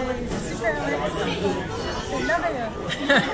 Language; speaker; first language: French; non-native, learner; English